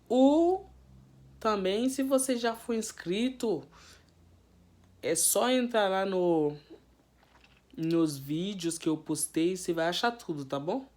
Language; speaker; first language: Portuguese; non-native, fluent; Haitian Creole